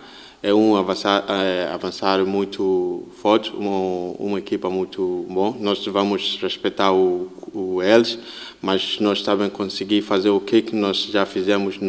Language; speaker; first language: Portuguese; non-native, learner; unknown